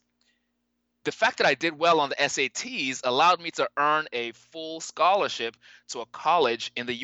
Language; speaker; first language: English; non-native, local second language; Yoruba